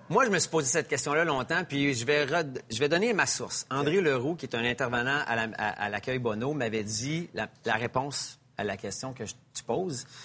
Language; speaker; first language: French; native; French